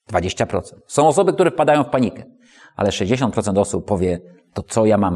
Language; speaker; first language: Polish; native; Polish